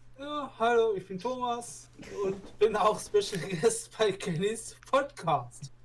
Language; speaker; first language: German; native; German